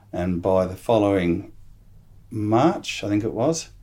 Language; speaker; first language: English; native; English